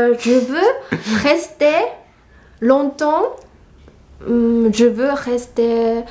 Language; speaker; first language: French; non-native, learner; Japanese